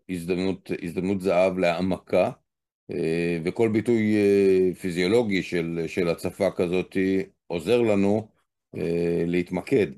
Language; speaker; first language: Hebrew; native; Hebrew